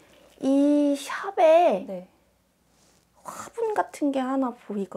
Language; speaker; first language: Korean; native; Korean